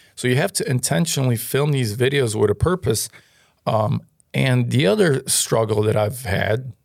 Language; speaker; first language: English; non-native, fluent; Ukrainian